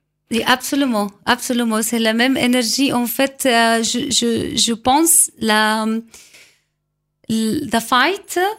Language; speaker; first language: French; non-native, learner; Arabic